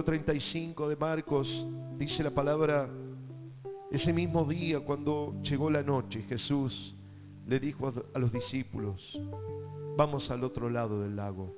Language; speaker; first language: Spanish; native; Spanish